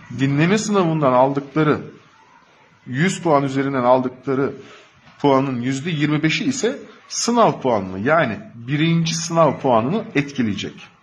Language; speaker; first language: Turkish; native; Turkish